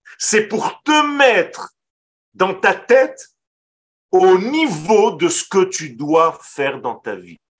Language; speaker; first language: French; non-native, fluent; Hebrew